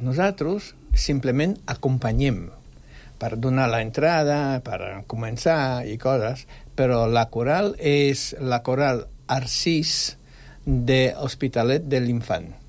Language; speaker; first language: Catalan; non-native, fluent; Polish